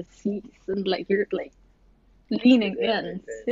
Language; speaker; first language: English; non-native, local second language; Filipino